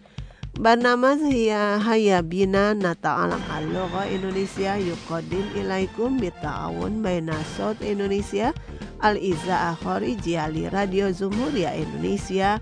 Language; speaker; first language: Arabic; non-native, fluent; Indonesian